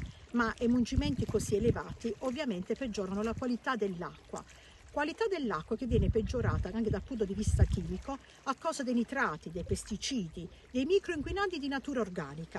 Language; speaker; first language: Italian; native; Italian